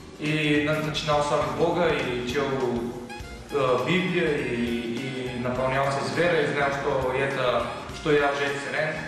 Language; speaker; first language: Russian; non-native, learner; Bulgarian